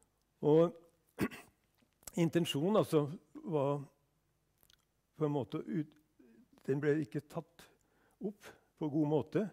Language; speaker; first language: Norwegian; native; Norwegian